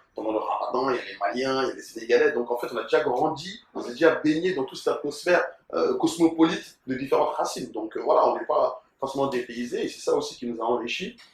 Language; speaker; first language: French; early bilingual, other home language; Soninke